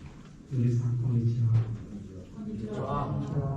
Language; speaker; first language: Japanese; non-native, learner; Sinhala